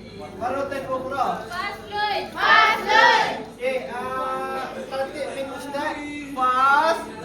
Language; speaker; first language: Arabic; non-native, learner; Malay